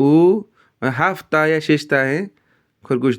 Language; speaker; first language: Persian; non-native, fluent; Urdu